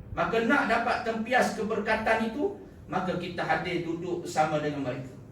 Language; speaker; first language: Malay; native; Malay